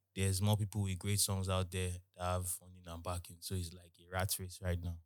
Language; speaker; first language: English; non-native, local second language; Yoruba